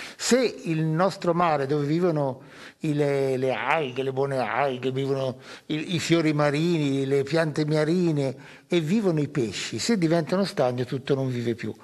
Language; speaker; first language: Italian; native; Italian